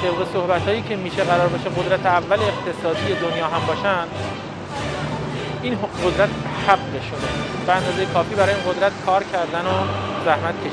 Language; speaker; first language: Persian; native; Persian